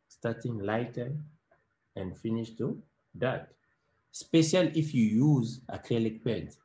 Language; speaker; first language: English; non-native, learner; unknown